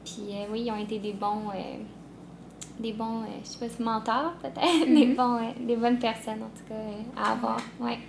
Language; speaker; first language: French; native; French